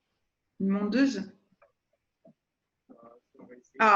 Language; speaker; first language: French; native; French